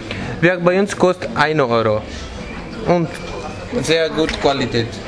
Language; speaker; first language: German; non-native, learner; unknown